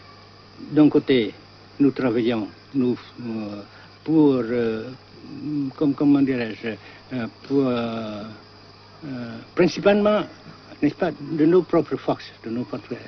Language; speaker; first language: French; non-native, local second language; Vietnamese